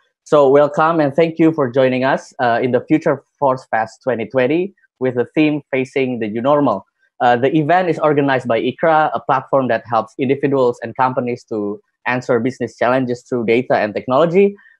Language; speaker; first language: English; non-native, fluent; Indonesian